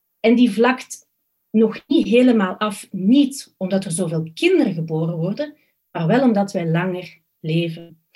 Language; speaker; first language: Dutch; native; Dutch